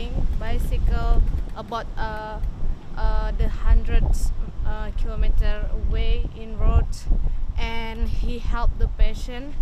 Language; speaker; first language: English; non-native, learner; Indonesian